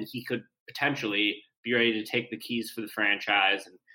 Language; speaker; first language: English; native; English